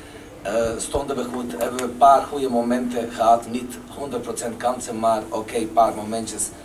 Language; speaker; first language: Dutch; non-native, fluent; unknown